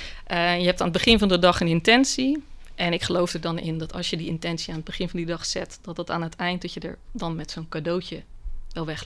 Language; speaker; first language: Dutch; native; Dutch